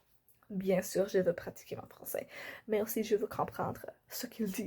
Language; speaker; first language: French; non-native, learner; English